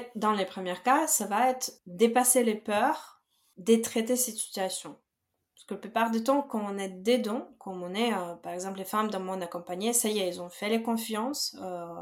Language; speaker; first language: French; non-native, fluent; Russian